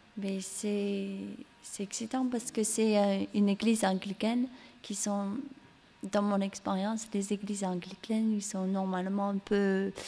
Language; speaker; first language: French; early bilingual, heritage; English